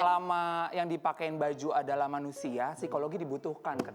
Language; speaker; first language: Indonesian; native; Indonesian